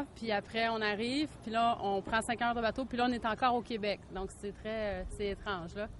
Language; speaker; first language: French; native; French